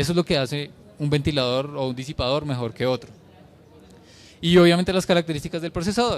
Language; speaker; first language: Spanish; native; Spanish